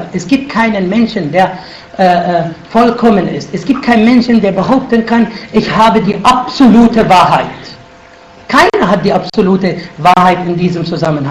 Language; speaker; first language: German; non-native, fluent; Arabic